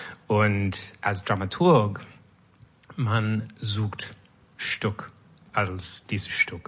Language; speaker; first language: German; non-native, learner; French